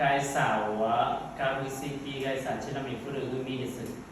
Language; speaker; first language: Japanese; non-native, learner; Vietnamese